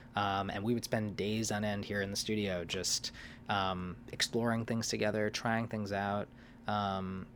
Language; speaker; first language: English; native; English